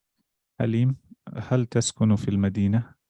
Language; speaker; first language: Arabic; non-native, fluent; English